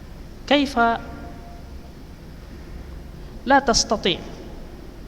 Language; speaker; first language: Arabic; non-native, fluent; Indonesian